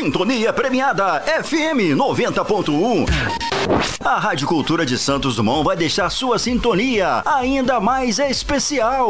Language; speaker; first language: Portuguese; native; Portuguese